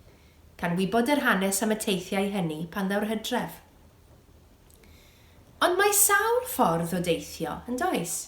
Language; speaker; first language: Welsh; native; Welsh